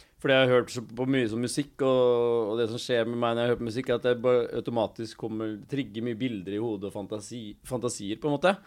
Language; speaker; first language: Norwegian; native; Norwegian